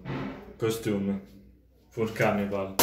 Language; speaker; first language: German; non-native, learner; Italian